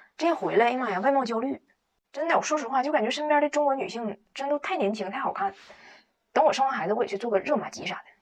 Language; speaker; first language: Chinese; native; Chinese